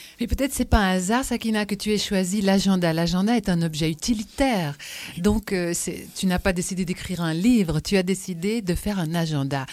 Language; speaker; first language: French; native; French